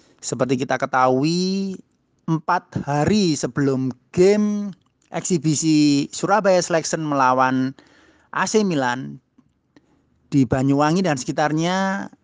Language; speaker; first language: Indonesian; native; Indonesian